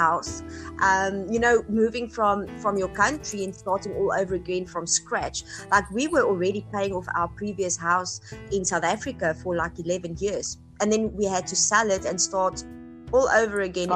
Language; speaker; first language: English; non-native, local second language; Afrikaans